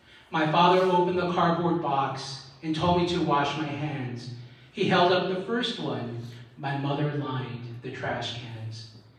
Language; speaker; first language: English; early bilingual, other home language; Spanish